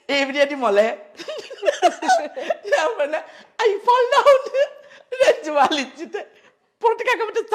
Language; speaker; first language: Malayalam; non-native, fluent; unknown